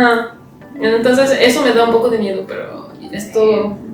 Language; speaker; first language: Spanish; non-native, fluent; French